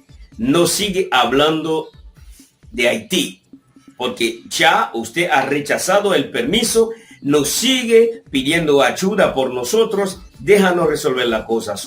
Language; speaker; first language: Spanish; non-native, fluent; Haitian Creole